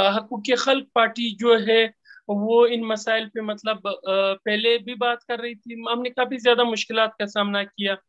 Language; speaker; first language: Urdu; non-native, local second language; Pashto